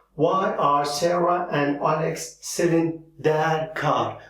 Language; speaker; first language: English; non-native, fluent; Turkish